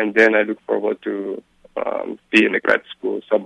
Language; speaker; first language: English; non-native, local second language; Eastern Tamang